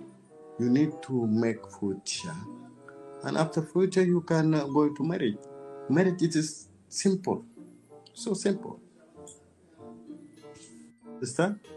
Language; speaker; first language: English; non-native, learner; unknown